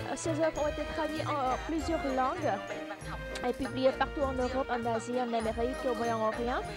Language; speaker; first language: French; non-native, fluent; Vietnamese